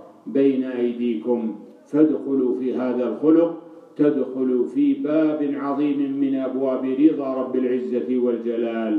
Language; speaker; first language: Arabic; native; Arabic